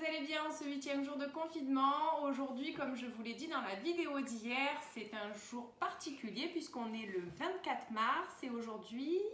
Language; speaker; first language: French; native; French